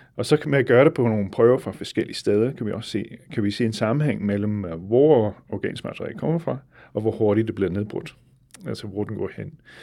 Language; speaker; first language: Danish; non-native, fluent; English